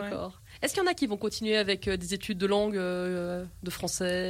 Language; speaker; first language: French; native; French